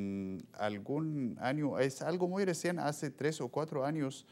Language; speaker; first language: Spanish; non-native, fluent; Arabic